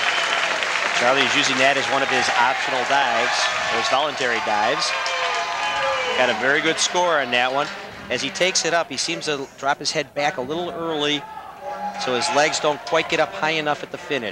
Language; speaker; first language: English; native; English